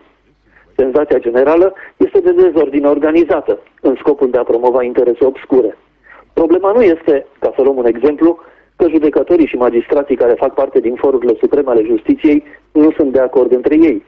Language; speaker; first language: Romanian; native; Romanian